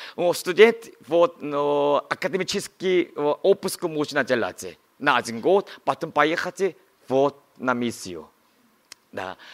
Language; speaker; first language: Russian; non-native, learner; Korean